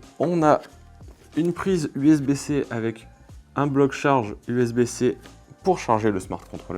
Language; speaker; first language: French; native; French